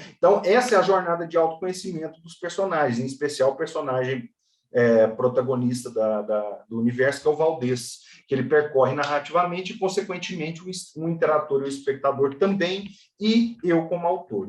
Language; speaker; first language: Portuguese; native; Portuguese